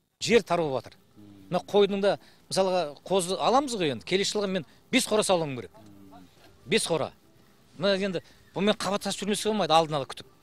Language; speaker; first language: Kazakh; native; Kazakh